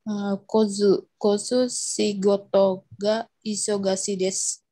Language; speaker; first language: Japanese; non-native, learner; Indonesian